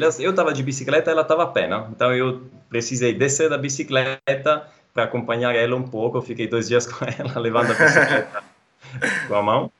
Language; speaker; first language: Portuguese; non-native, fluent; Italian